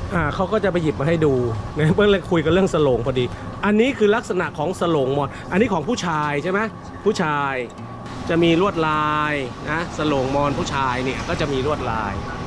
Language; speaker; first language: Thai; native; Thai